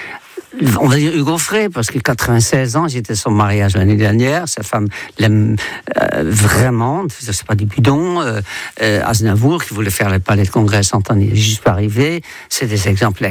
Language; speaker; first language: French; non-native, fluent; Dutch